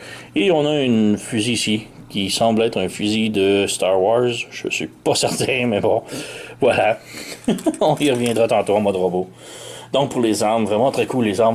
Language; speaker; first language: French; native; French